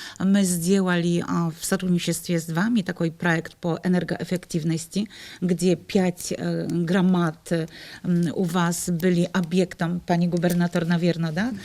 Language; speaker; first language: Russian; non-native, fluent; Polish